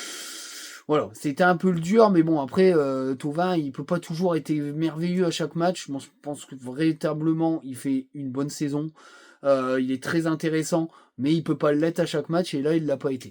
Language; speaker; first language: French; native; French